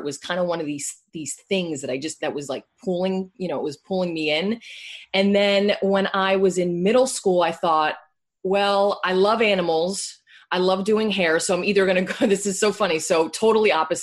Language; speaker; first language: English; native; English